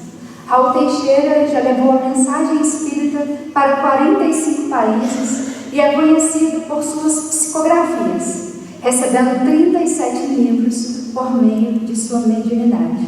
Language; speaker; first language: Portuguese; native; Portuguese